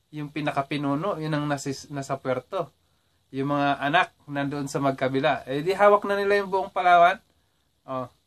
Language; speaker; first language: Filipino; native; Filipino